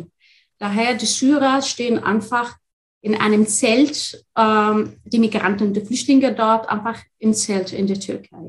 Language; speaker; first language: German; non-native, fluent; Arabic